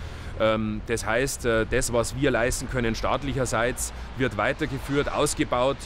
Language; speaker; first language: German; native; German